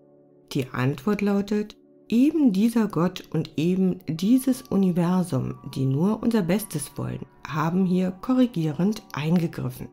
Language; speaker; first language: German; native; German